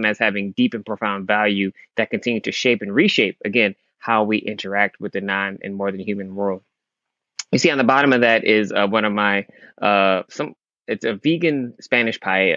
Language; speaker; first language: English; native; English